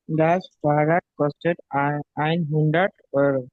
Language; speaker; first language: German; non-native, learner; Bangla